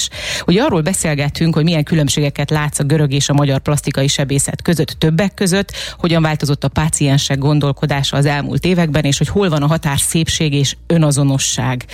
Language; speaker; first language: Hungarian; native; Hungarian